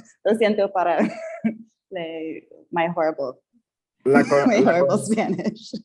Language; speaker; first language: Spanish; non-native, learner; English